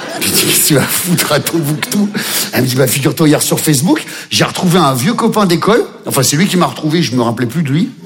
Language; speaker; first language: French; native; French